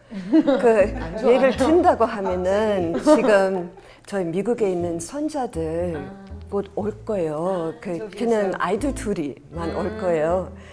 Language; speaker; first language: Korean; non-native, fluent; English